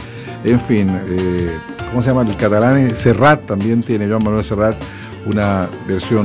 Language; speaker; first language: Spanish; native; Spanish